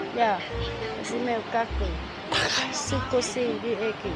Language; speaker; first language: Japanese; non-native, learner; Vietnamese